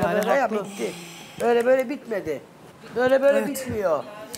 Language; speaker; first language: Turkish; native; Turkish